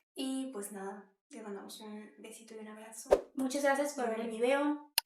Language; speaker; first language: Spanish; native; Spanish